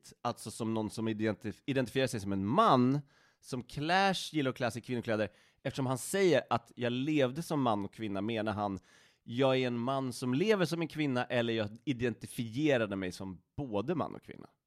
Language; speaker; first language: Swedish; native; Swedish